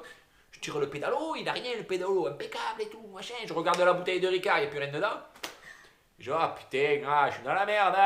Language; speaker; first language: French; native; French